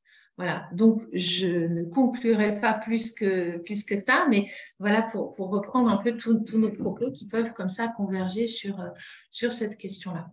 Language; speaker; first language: French; native; French